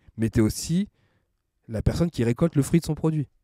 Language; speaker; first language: French; native; French